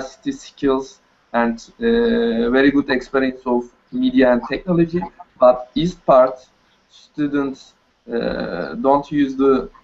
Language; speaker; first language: English; non-native, learner; Turkish